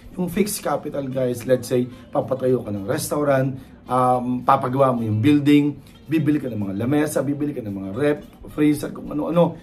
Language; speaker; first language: Filipino; native; Filipino